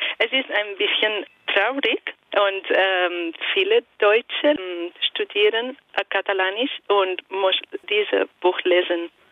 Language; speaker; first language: German; non-native, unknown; Italian